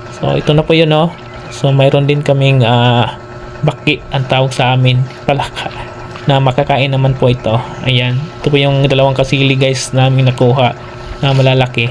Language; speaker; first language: Filipino; non-native, local second language; Cebuano